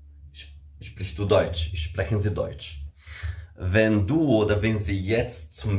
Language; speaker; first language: German; non-native, learner; Portuguese